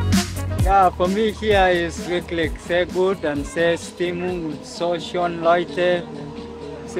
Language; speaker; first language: German; non-native, learner; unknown